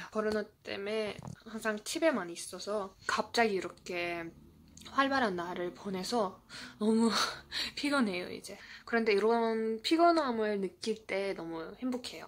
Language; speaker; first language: Korean; non-native, fluent; Azerbaijani